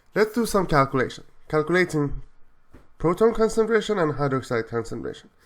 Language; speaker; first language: English; non-native, fluent; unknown